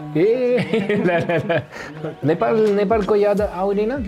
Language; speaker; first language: Nepali; non-native, fluent; French